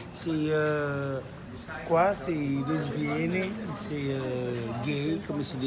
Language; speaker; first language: Italian; non-native, learner; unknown